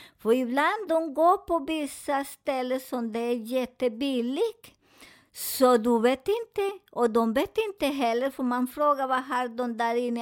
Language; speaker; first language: Swedish; non-native, learner; Spanish